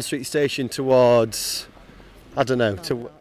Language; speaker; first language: English; native; English